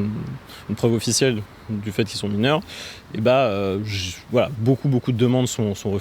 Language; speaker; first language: French; native; French